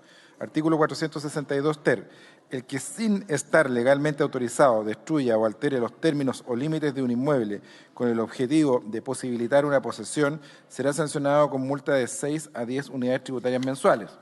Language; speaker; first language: Spanish; native; Spanish